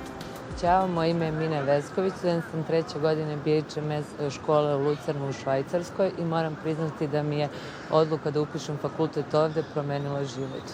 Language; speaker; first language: Bosnian; native; Bosnian